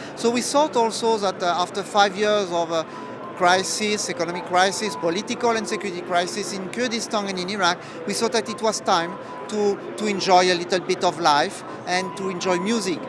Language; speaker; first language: English; non-native, fluent; French